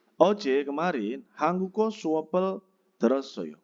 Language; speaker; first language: Korean; non-native, fluent; Indonesian